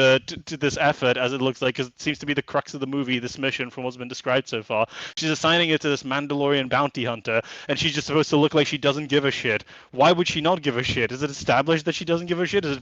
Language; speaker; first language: English; native; English